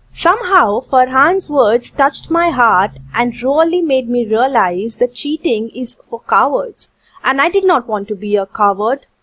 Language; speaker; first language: English; non-native, local second language; Hindi